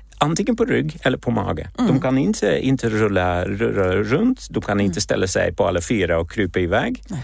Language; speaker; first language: Swedish; non-native, fluent; Czech